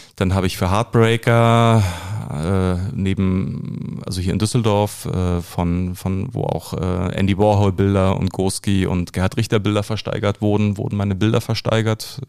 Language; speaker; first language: German; native; German